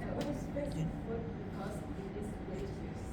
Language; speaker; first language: English; non-native, learner; Indonesian